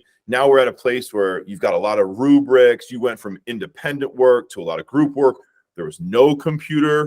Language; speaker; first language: English; native; English